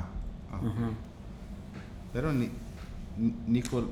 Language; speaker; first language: Spanish; non-native, learner; English